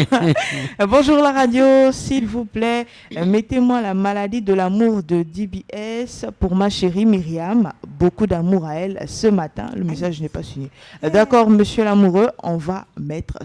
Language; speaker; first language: French; native; French